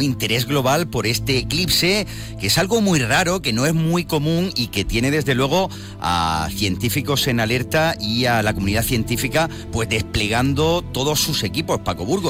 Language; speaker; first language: Spanish; native; Spanish